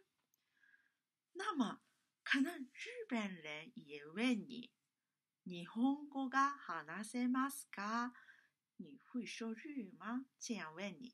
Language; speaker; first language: Chinese; non-native, fluent; Japanese